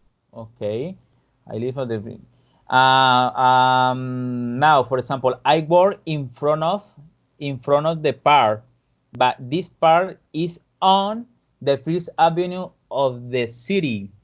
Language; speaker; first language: English; non-native, fluent; Spanish